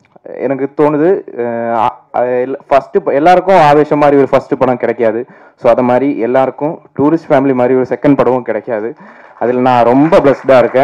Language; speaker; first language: Tamil; non-native, local second language; Malayalam